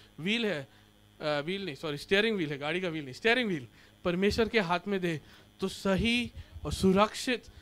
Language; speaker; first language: Hindi; non-native, local second language; Marathi